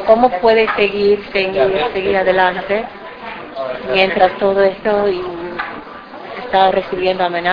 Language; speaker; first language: Spanish; non-native, fluent; English